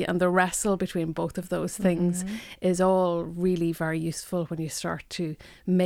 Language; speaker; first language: English; non-native, local second language; Irish